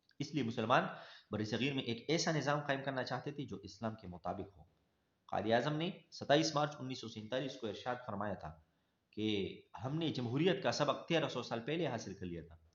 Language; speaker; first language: Urdu; non-native, local second language; Pashto